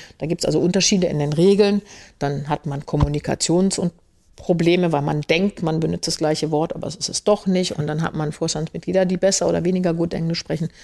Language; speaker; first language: German; native; German